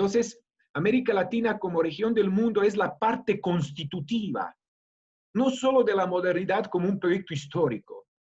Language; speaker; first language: Spanish; non-native, fluent; Serbian